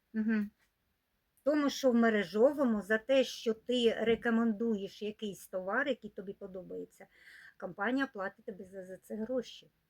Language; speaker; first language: Ukrainian; non-native, local second language; Russian